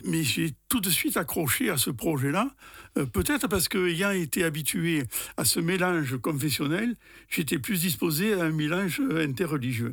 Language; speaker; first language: French; native; French